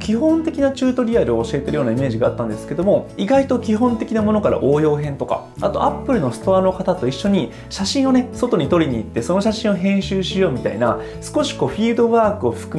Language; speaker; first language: Japanese; native; Japanese